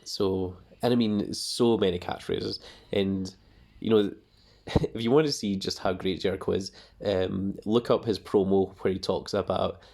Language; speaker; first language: English; native; English